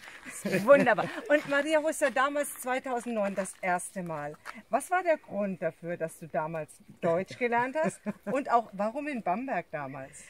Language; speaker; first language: German; native; German